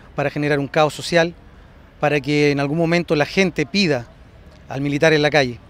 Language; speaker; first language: Spanish; native; Spanish